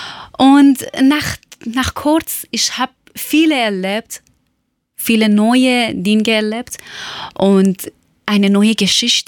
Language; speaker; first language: German; non-native, learner; Persian